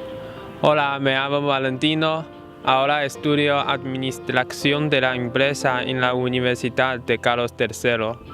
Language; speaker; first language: Spanish; non-native, fluent; Chinese